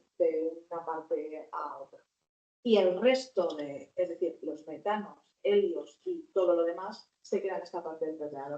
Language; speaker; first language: Spanish; native; Spanish